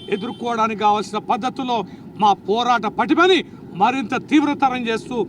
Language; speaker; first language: Telugu; native; Telugu